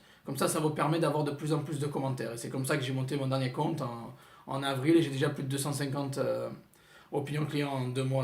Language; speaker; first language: French; native; French